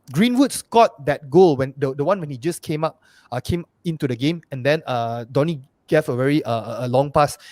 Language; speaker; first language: English; non-native, local second language; Malay